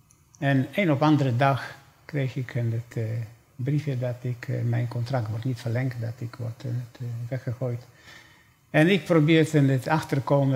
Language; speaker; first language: Dutch; non-native, fluent; Polish